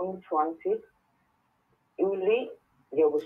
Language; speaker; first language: German; non-native, learner; Bangla